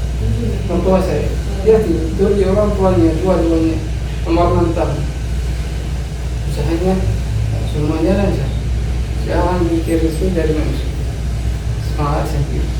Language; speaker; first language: Indonesian; non-native, learner; Arabic